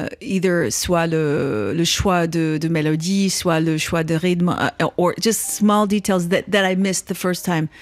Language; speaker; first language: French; non-native, learner; English